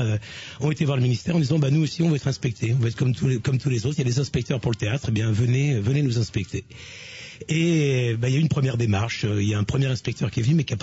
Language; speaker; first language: French; native; French